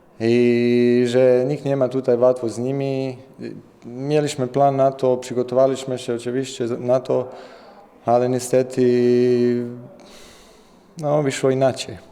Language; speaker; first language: Polish; non-native, learner; Bosnian